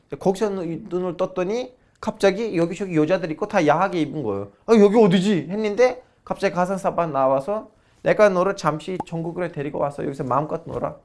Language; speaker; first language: Korean; non-native, fluent; Turkish